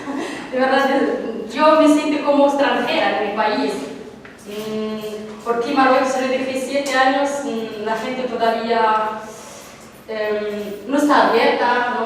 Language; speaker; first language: Spanish; non-native, learner; Arabic